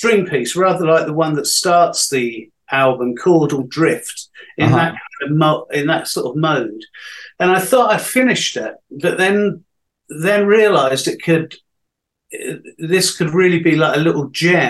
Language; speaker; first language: English; native; English